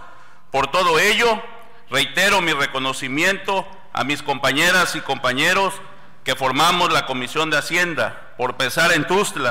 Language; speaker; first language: Spanish; native; Spanish